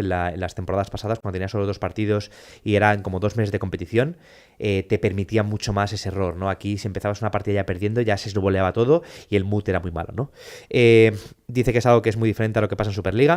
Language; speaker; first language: Spanish; native; Spanish